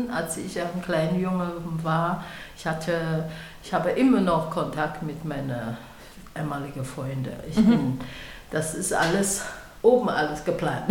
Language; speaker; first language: German; non-native, learner; Chinese